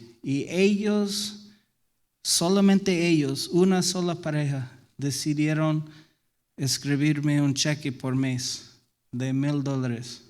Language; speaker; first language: Spanish; non-native, fluent; English